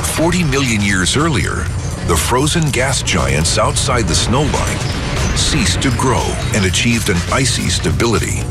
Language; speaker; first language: English; native; English